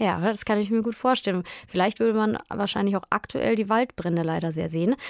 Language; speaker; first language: German; native; German